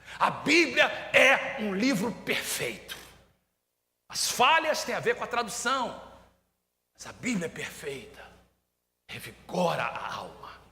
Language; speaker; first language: Portuguese; native; Portuguese